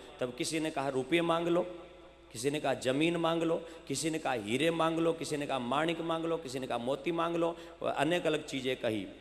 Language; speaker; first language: Hindi; native; Hindi